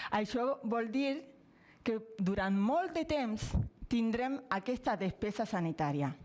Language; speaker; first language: Catalan; non-native, fluent; Spanish